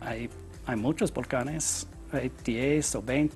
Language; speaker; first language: Spanish; non-native, learner; English